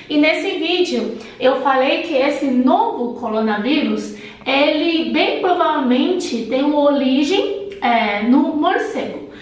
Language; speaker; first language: Portuguese; non-native, fluent; Chinese